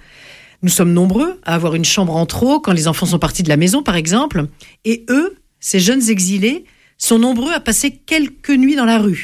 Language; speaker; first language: French; native; French